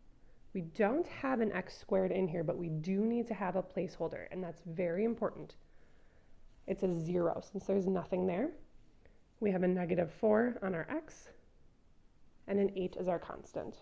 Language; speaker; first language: English; native; English